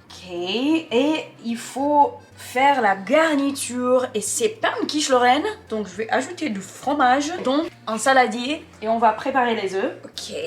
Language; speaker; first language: French; non-native, fluent; English